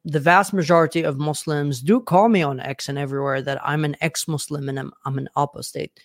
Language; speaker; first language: English; non-native, fluent; Arabic